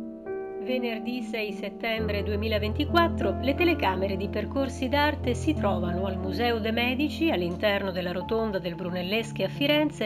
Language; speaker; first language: Italian; native; Italian